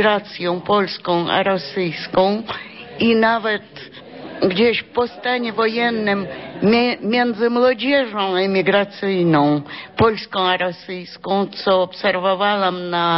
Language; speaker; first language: Polish; non-native, fluent; Russian